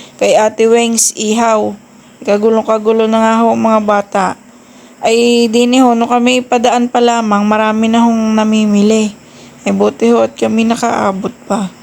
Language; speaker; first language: Filipino; native; Filipino